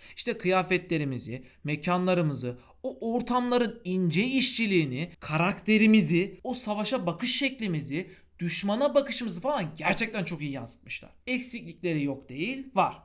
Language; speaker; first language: Turkish; native; Turkish